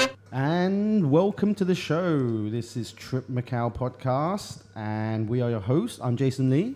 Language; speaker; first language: English; early bilingual, other home language; Cantonese